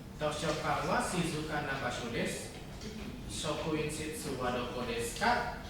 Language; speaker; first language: Japanese; non-native, learner; Indonesian